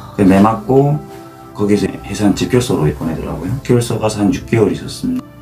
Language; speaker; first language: Korean; native; Korean